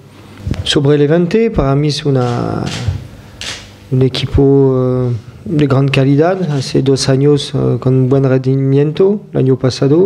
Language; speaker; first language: Spanish; non-native, fluent; French